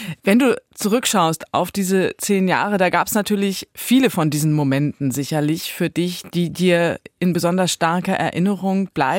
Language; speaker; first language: German; native; German